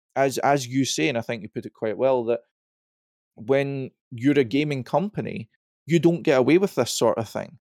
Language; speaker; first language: English; native; English